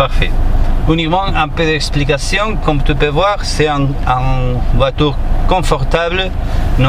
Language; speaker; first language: French; non-native, learner; Spanish